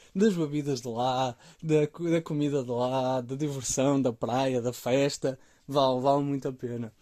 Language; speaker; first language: Portuguese; native; Portuguese